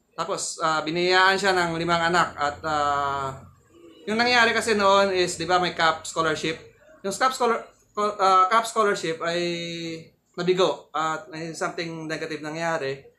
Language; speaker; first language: Filipino; non-native, local second language; Hiligaynon